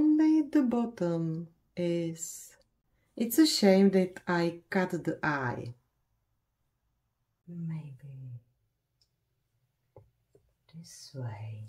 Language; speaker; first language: English; non-native, fluent; Czech